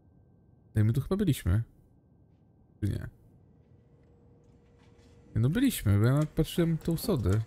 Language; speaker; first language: Polish; native; Polish